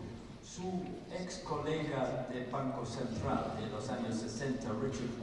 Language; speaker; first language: Spanish; non-native, fluent; English